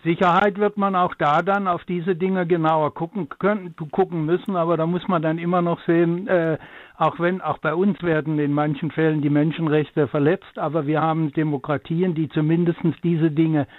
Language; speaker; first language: German; native; German